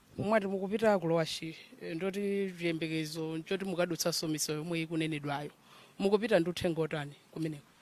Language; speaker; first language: Nyanja; native; Nyanja